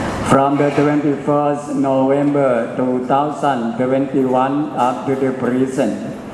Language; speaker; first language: English; non-native, learner; Thai